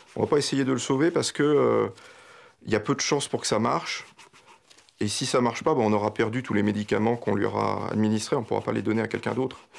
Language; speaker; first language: French; native; French